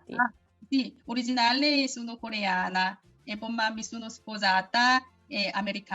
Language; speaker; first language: Italian; non-native, learner; Korean